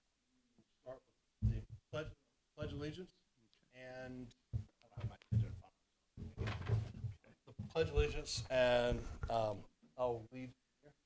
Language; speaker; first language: English; native; English